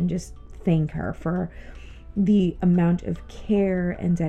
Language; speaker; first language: English; native; English